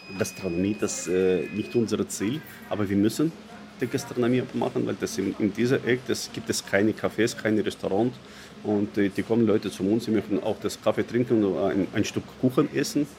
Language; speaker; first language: German; non-native, learner; Russian